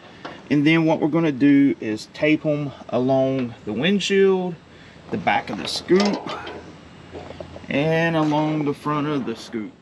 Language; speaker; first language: English; native; English